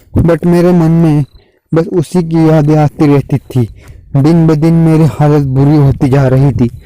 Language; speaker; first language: Hindi; non-native, local second language; Marathi